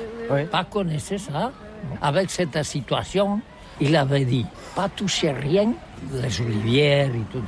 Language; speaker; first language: French; non-native, learner; Catalan